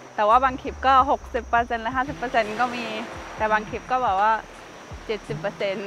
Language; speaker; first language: Thai; non-native, fluent; German